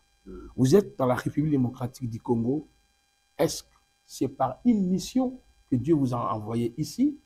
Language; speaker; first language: French; non-native, local second language; Lingala